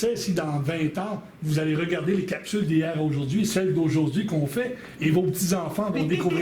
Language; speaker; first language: French; native; French